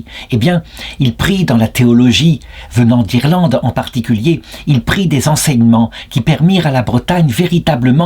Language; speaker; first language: French; native; French